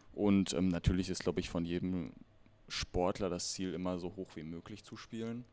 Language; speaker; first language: German; native; German